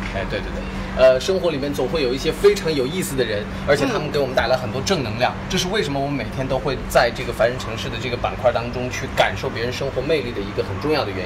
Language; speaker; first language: Chinese; native; Chinese